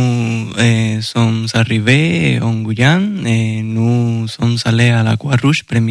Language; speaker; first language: French; non-native, learner; Spanish